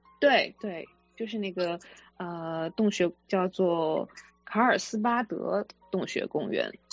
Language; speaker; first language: Chinese; native; Chinese